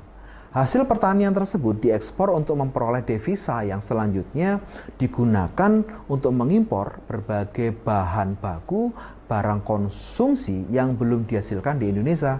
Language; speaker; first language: Indonesian; native; Indonesian